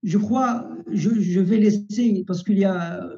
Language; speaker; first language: French; non-native, local second language; Arabic